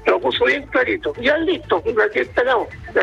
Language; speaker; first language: Spanish; native; Spanish